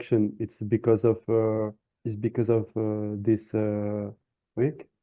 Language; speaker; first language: English; non-native, learner; French